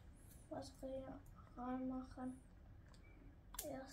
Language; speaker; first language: German; non-native, learner; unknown